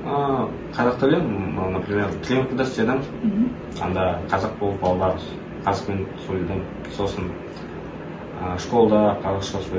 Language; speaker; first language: Kazakh; non-native, local second language; Azerbaijani